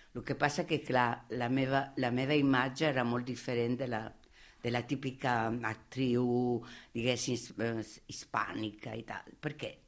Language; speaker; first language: Catalan; non-native, fluent; Italian